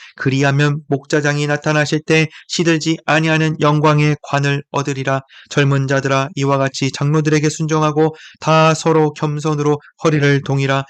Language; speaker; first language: Korean; native; Korean